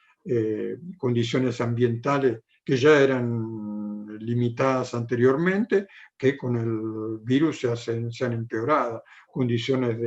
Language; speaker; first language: Spanish; non-native, fluent; Italian